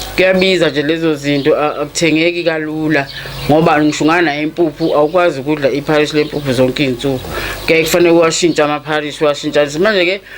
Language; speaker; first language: Zulu; native; Zulu